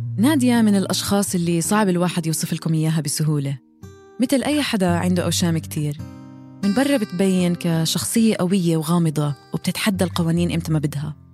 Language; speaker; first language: Arabic; native; Arabic